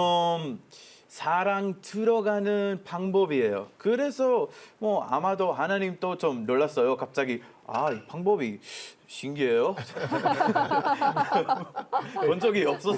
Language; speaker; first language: Korean; non-native, fluent; Hebrew